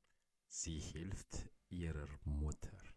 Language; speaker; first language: German; non-native, learner; Amharic